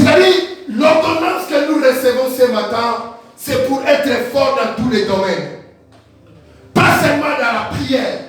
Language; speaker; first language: French; non-native, local second language; Lingala